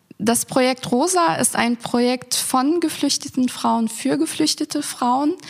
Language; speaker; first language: German; native; German